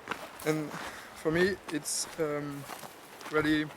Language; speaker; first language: English; non-native, learner; French